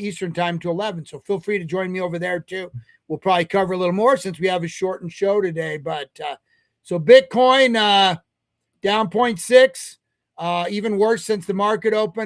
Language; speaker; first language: English; native; English